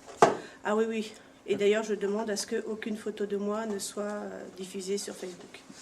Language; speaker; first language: French; native; French